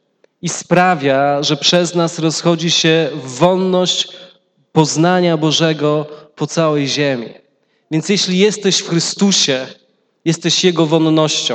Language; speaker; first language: Polish; native; Polish